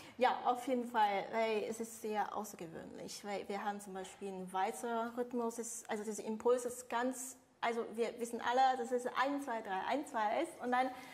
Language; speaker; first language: German; non-native, fluent; Chinese